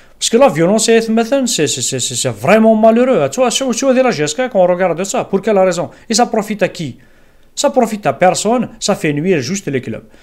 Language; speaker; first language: French; non-native, local second language; Kabyle